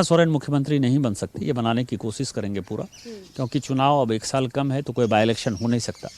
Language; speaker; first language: Hindi; native; Hindi